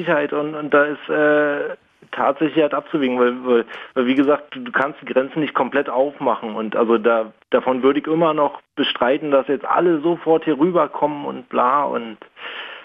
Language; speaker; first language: German; native; German